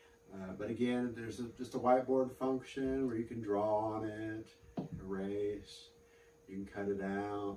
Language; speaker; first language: English; native; English